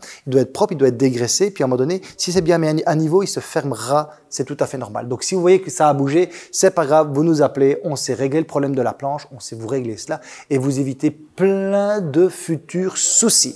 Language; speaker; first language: French; native; French